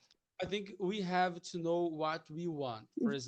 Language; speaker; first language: English; non-native, learner; Portuguese